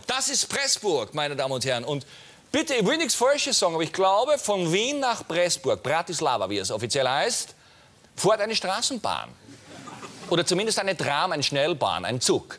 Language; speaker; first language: German; native; German